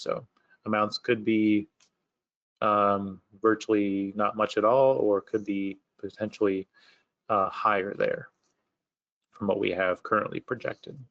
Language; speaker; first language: English; native; English